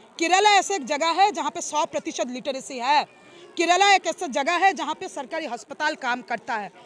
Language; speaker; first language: Hindi; non-native, local second language; Bangla